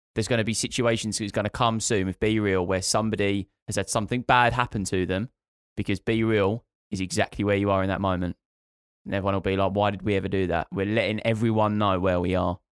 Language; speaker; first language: English; native; English